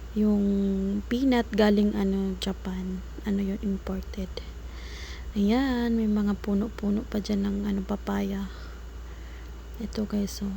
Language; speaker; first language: Filipino; non-native, local second language; Cebuano